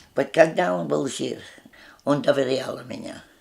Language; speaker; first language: Russian; non-native, fluent; English